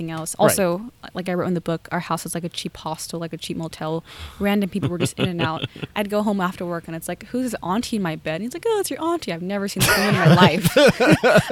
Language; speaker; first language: English; native; English